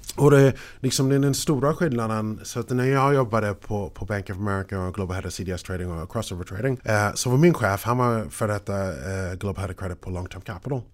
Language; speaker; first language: Swedish; non-native, fluent; English